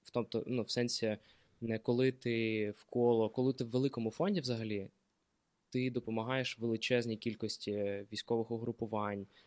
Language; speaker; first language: Ukrainian; non-native, local second language; Russian